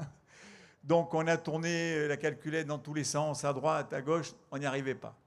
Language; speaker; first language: French; native; French